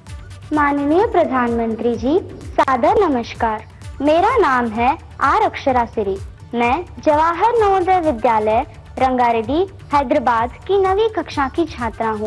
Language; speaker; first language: Hindi; non-native, local second language; Telugu